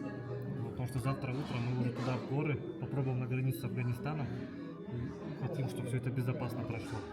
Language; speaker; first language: Russian; native; Russian